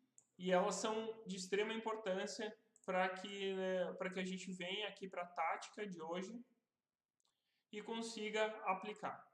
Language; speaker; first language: Portuguese; native; Portuguese